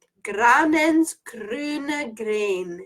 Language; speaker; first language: Swedish; non-native, learner; English